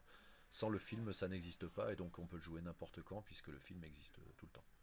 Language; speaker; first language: French; native; French